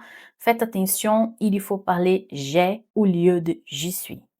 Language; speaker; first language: French; non-native, fluent; Portuguese